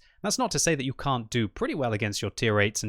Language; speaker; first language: English; native; English